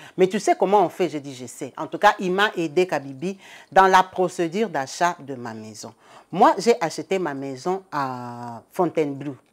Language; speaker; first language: French; non-native, local second language; Lingala